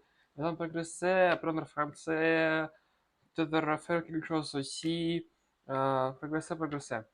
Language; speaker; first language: French; non-native, learner; Russian